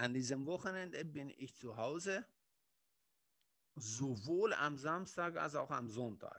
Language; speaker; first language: German; non-native, fluent; Persian